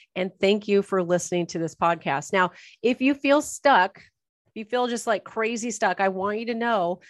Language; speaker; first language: English; native; English